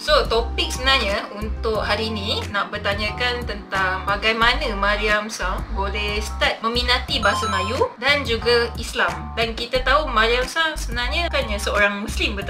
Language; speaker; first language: Malay; native; Malay